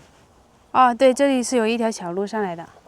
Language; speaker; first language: Chinese; native; Chinese